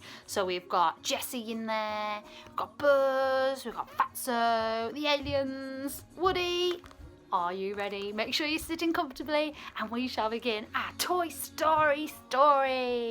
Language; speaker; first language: English; native; English